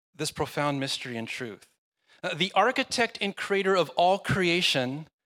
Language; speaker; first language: English; native; English